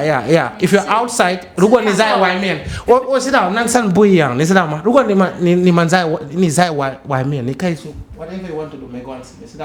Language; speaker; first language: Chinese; non-native, learner; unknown